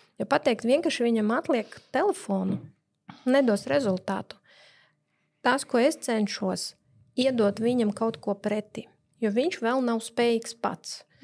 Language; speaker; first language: Latvian; non-native, local second language; Russian